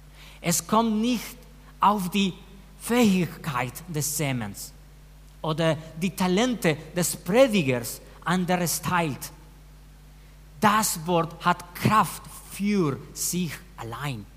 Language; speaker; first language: German; non-native, fluent; Spanish